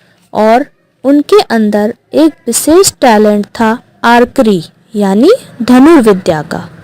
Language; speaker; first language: Hindi; native; Hindi